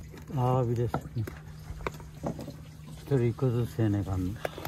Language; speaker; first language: Japanese; native; Japanese